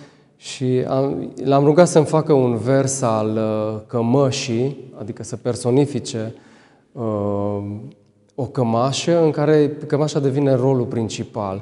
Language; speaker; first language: Romanian; native; Romanian